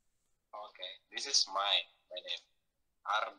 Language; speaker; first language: English; non-native, fluent; Indonesian